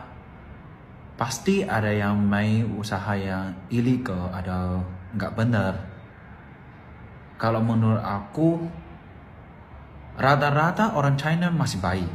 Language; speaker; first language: Indonesian; non-native, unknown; Chinese